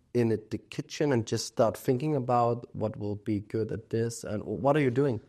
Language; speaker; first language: English; non-native, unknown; Danish